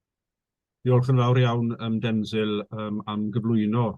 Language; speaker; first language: Welsh; native; Welsh